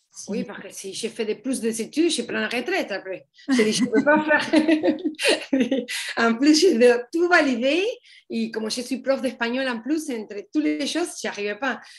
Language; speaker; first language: French; non-native, fluent; Spanish